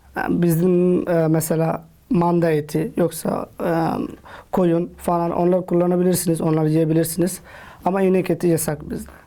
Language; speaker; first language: Turkish; non-native, fluent; Urdu